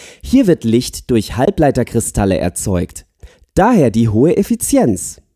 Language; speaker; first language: German; native; German